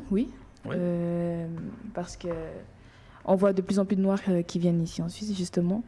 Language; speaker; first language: French; early bilingual, other home language; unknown